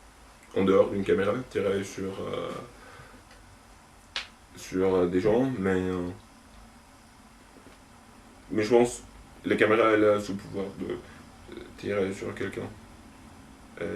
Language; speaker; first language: French; non-native, local second language; Arabic